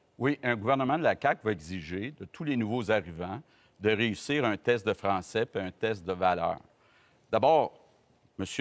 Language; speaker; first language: French; native; French